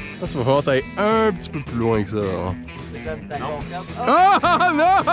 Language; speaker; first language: French; native; French